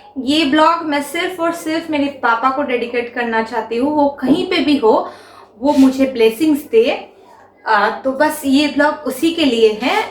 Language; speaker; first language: Hindi; non-native, local second language; Bangla